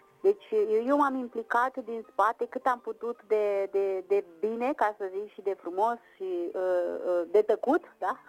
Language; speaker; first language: Romanian; native; Romanian